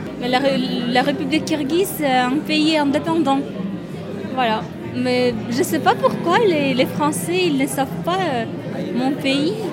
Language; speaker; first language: French; non-native, learner; Kyrgyz